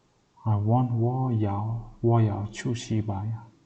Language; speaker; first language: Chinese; non-native, learner; Mongolian